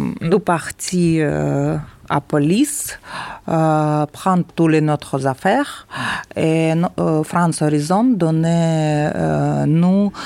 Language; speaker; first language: French; non-native, learner; Ukrainian